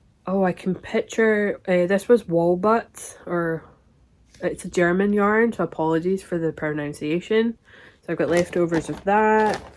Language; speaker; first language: English; native; English